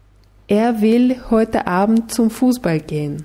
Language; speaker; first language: German; non-native, fluent; Russian